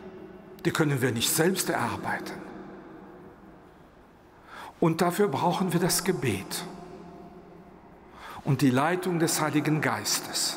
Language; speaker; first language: German; non-native, local second language; Luxembourgish